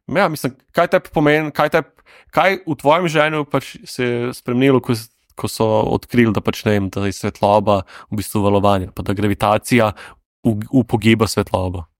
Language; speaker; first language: Slovenian; native; Slovenian